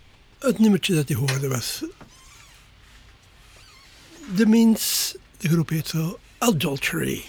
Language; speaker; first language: Dutch; native; Dutch